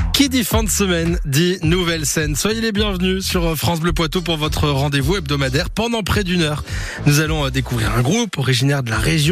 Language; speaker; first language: French; native; French